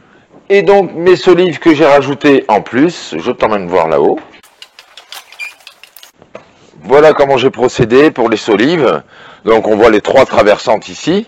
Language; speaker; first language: French; native; French